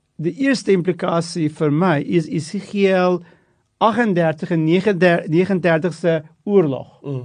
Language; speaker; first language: Afrikaans; non-native, local second language; English